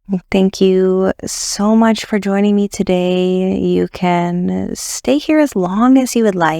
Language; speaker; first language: English; native; English